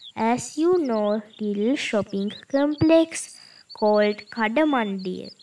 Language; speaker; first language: English; non-native, local second language; Sinhala